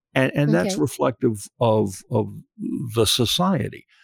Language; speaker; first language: English; native; English